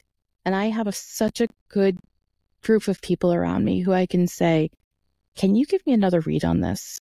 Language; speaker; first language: English; native; English